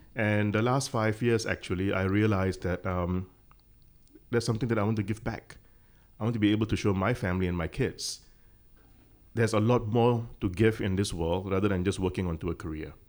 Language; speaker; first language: English; non-native, local second language; Tamil